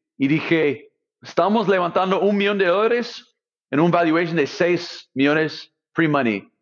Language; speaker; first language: Spanish; non-native, fluent; English